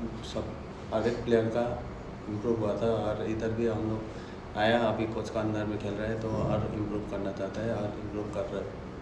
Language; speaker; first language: Hindi; non-native, local second language; Nepali